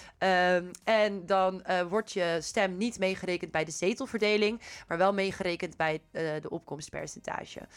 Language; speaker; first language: Dutch; native; Dutch